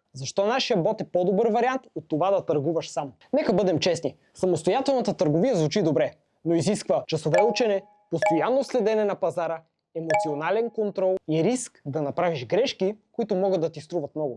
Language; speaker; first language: Bulgarian; native; Bulgarian